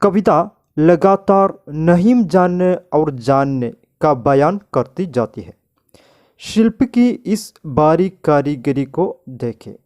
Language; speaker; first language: Hindi; non-native, local second language; Malayalam